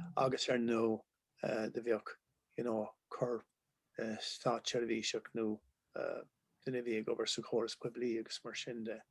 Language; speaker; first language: Irish; non-native, local second language; English